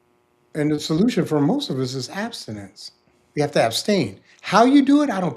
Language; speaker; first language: English; native; English